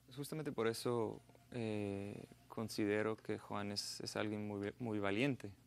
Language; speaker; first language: Spanish; non-native, fluent; English